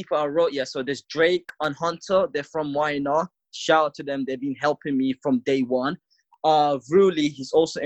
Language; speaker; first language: English; native; English